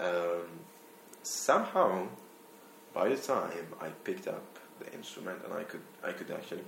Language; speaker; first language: English; non-native, fluent; Hebrew